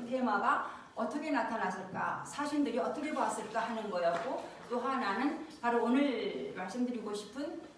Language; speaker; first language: Korean; native; Korean